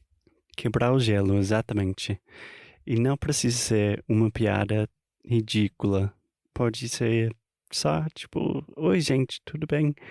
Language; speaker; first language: Portuguese; non-native, fluent; English